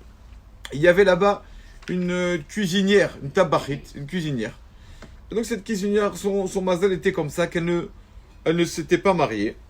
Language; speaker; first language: French; native; French